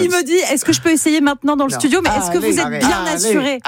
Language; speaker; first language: French; native; French